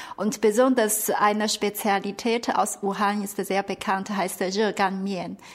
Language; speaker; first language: German; non-native, fluent; Chinese